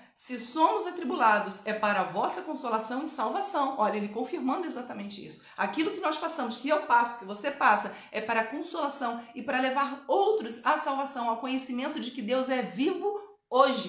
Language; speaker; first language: Portuguese; native; Portuguese